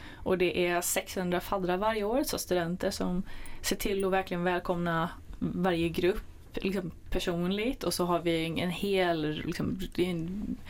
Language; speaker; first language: Swedish; native; Swedish